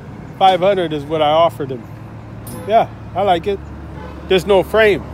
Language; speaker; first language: English; native; English